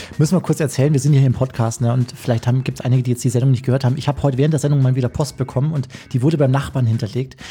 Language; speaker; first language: German; native; German